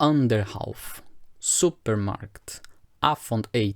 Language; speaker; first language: Dutch; non-native, fluent; Portuguese